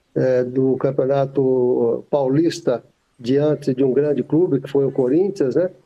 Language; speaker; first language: Portuguese; native; Portuguese